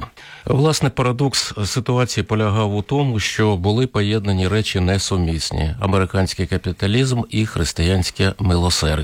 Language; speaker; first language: Ukrainian; native; Ukrainian